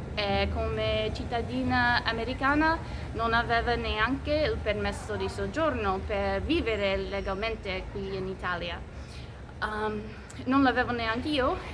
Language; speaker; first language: Italian; non-native, fluent; English